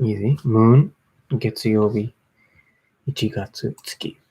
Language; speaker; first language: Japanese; non-native, learner; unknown